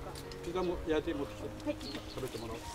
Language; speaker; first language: Japanese; native; Japanese